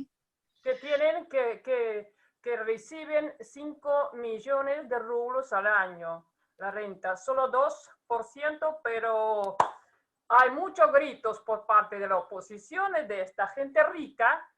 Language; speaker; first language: Spanish; non-native, fluent; Russian